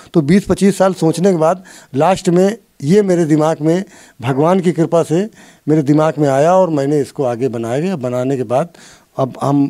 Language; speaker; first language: Hindi; native; Hindi